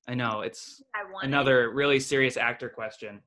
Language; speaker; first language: English; native; English